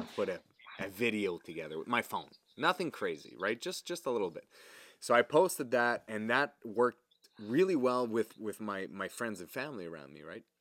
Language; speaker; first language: English; non-native, fluent; French